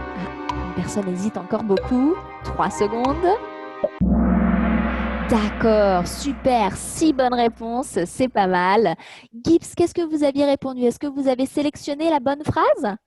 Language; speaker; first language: French; native; French